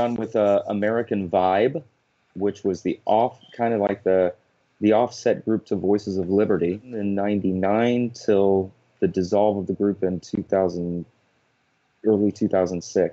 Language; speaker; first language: English; native; English